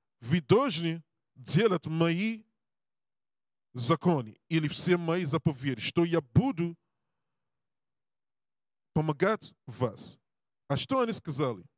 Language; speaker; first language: Russian; non-native, learner; English